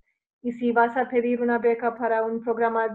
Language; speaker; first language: Spanish; non-native, fluent; English